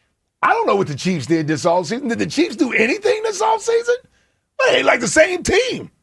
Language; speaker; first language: English; native; English